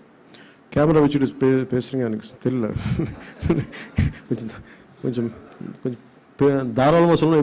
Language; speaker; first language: Tamil; non-native, local second language; Telugu